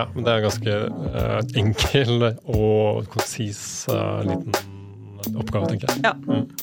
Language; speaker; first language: Norwegian; native; Norwegian